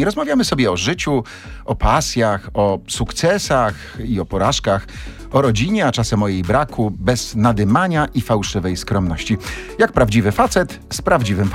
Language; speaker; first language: Polish; native; Polish